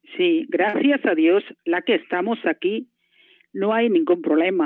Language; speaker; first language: Spanish; non-native, fluent; Malayalam